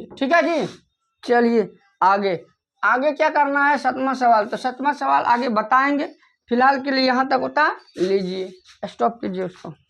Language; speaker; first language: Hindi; native; Hindi